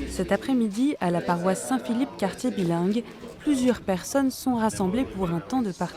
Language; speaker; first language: French; native; French